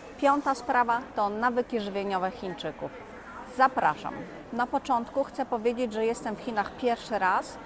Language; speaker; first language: Polish; native; Polish